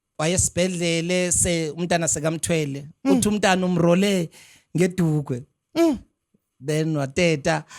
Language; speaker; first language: Zulu; non-native, local second language; Xhosa